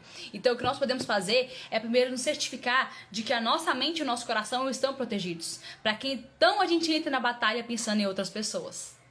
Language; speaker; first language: Portuguese; native; Portuguese